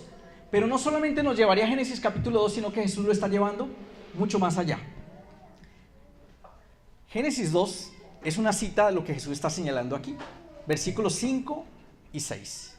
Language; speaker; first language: Spanish; native; Spanish